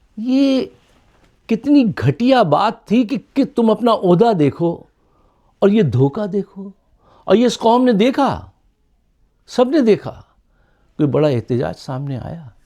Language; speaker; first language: Urdu; native; Urdu